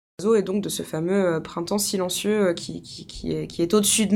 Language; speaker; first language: French; native; French